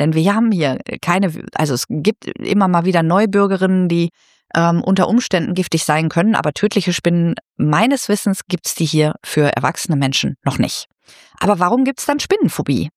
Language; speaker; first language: German; native; German